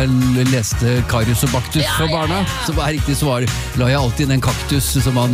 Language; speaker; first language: Norwegian; native; Norwegian